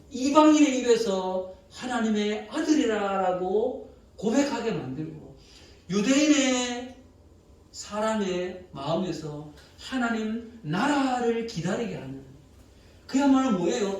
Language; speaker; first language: Korean; native; Korean